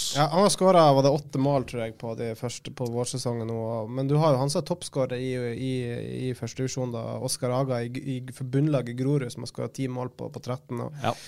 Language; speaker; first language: Norwegian; native; Norwegian